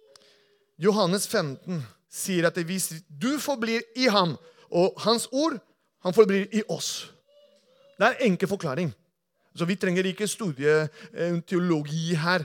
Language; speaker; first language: Norwegian; non-native, fluent; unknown